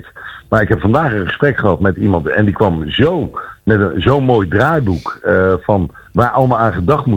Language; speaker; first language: Dutch; native; Dutch